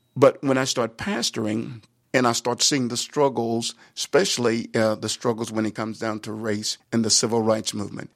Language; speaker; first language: English; native; English